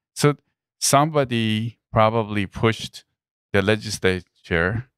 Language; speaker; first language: English; non-native, fluent; Persian